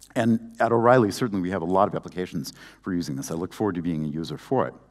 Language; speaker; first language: English; native; English